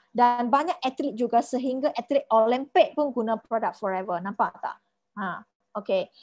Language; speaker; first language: Malay; non-native, local second language; Chinese